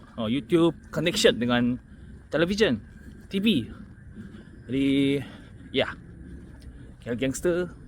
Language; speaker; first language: Malay; non-native, learner; Korean